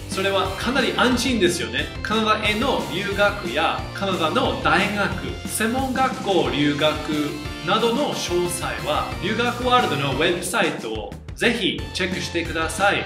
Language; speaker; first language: Japanese; non-native, fluent; English